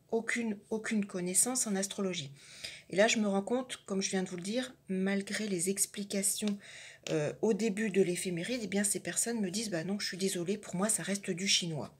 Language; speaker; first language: French; native; French